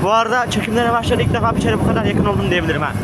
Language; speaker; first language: Turkish; native; Turkish